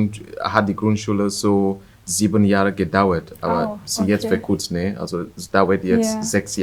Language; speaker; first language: German; non-native, fluent; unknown